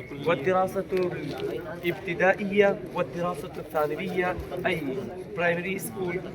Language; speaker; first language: Arabic; non-native, learner; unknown